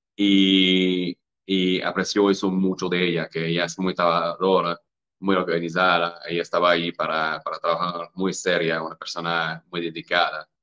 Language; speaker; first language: Spanish; non-native, fluent; English